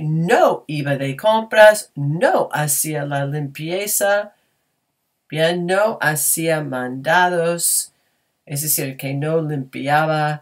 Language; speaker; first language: Spanish; non-native, fluent; English